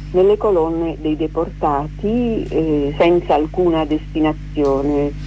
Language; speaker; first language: Italian; early bilingual, other home language; Armenian